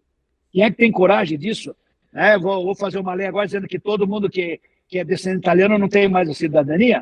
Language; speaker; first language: Portuguese; native; Portuguese